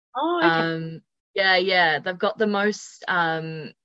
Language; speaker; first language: English; native; English